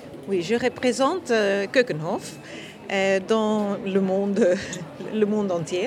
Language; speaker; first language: French; non-native, fluent; Dutch